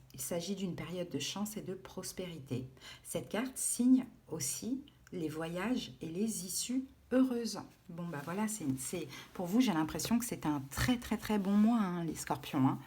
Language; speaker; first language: French; native; French